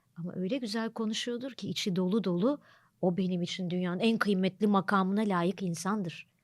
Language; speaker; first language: Turkish; native; Turkish